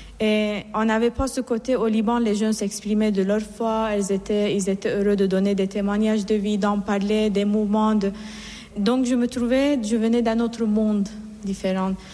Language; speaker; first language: French; non-native, fluent; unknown